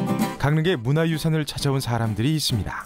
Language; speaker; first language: Korean; native; Korean